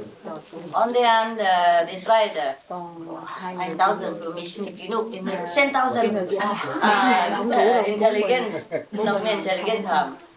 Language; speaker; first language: German; non-native, learner; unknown